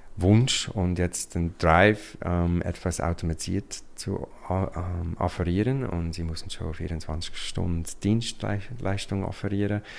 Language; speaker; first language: German; non-native, learner; English